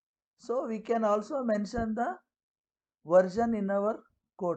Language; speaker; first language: English; non-native, local second language; Kannada